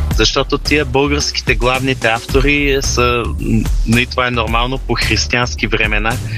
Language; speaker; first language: Bulgarian; early bilingual, heritage; Bulgarian